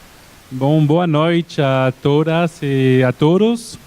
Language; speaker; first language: Portuguese; non-native, fluent; French